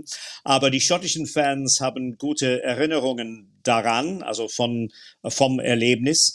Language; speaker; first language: German; non-native, fluent; English